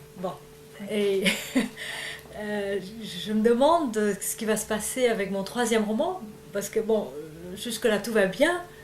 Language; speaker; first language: French; non-native, fluent; Vietnamese